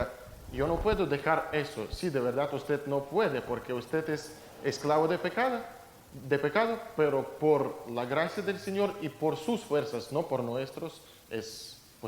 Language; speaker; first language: Spanish; non-native, fluent; Russian